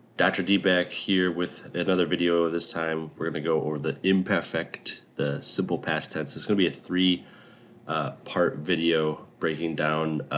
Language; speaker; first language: English; native; English